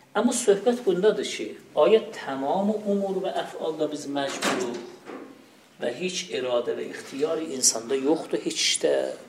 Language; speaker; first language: Persian; non-native, local second language; Azerbaijani